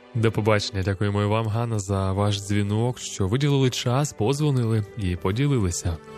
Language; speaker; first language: Ukrainian; non-native, local second language; Russian